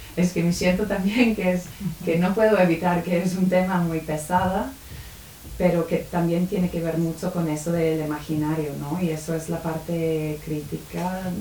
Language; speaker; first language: Spanish; non-native, fluent; English